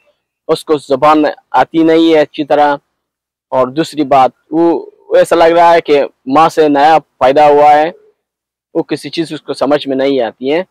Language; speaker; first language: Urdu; non-native, learner; Pashto